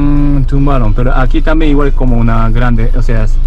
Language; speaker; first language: Spanish; non-native, learner; Japanese